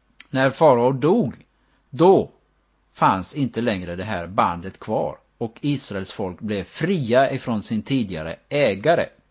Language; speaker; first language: Swedish; native; Swedish